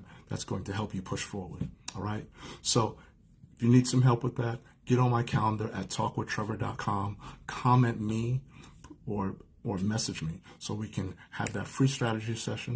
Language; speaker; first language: English; native; English